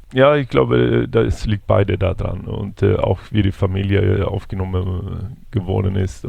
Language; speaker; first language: German; non-native, fluent; Swedish